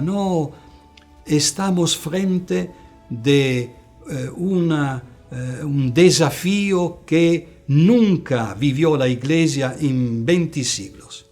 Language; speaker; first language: Spanish; non-native, fluent; Italian